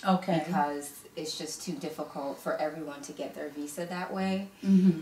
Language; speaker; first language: English; early bilingual, other home language; Igbo